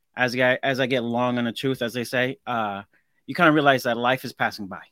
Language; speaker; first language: English; native; English